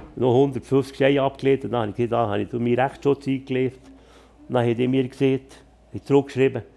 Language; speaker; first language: German; native; German